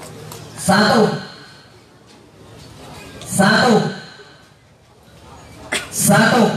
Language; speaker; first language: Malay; non-native, local second language; Javanese